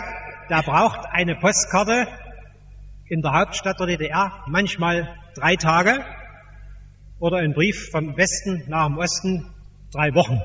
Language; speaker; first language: German; native; German